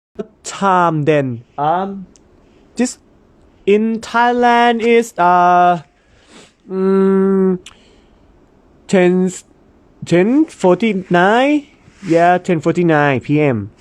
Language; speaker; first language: English; non-native, learner; Thai